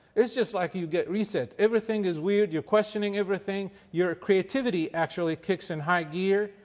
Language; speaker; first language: English; non-native, fluent; Arabic